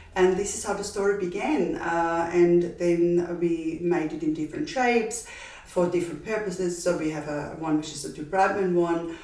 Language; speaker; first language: English; non-native, fluent; German